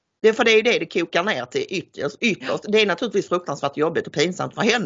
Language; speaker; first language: Swedish; native; Swedish